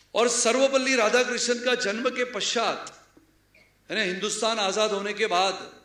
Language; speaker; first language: Hindi; non-native, local second language; Marathi